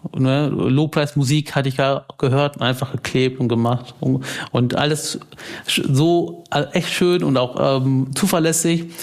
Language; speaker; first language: German; early bilingual, other home language; Tamil